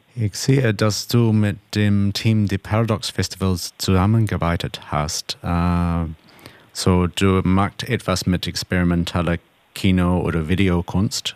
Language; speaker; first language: German; non-native, learner; English